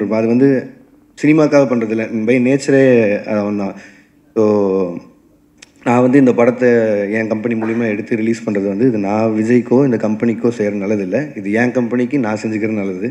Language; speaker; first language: Tamil; native; Tamil